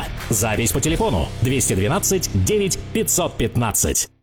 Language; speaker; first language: Russian; native; Russian